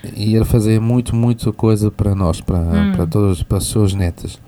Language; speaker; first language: Portuguese; non-native, fluent; French